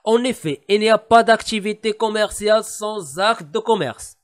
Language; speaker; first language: French; non-native, local second language; Arabic